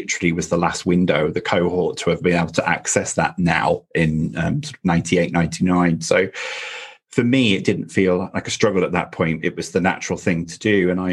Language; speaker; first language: English; native; English